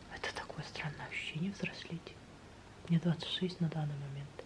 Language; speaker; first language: Russian; non-native, local second language; Kazakh